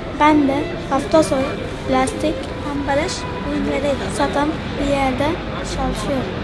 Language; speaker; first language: Turkish; early bilingual, other home language; Arabic